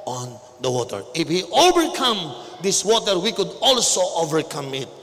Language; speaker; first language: English; non-native, local second language; Filipino